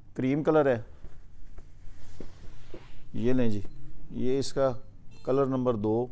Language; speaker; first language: Urdu; non-native, local second language; Punjabi